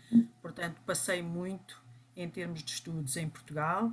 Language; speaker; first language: Portuguese; early bilingual, other home language; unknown